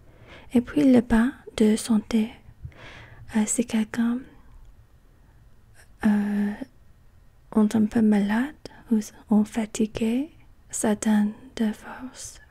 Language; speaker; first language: French; non-native, learner; English